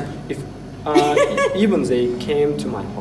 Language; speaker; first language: English; non-native, fluent; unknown